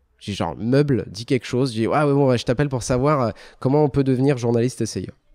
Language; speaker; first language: French; early bilingual, other home language; Arabic